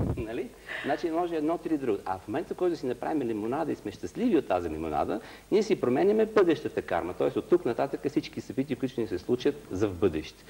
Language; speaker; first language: Bulgarian; native; Bulgarian